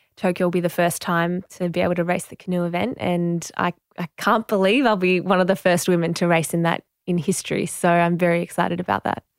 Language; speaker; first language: English; non-native, local second language; French